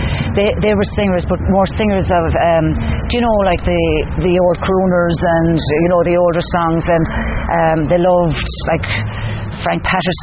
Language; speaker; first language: English; native; English